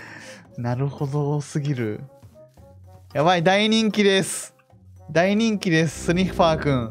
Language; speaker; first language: Japanese; native; Japanese